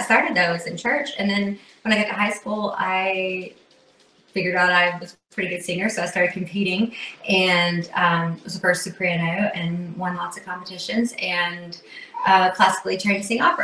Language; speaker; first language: English; native; English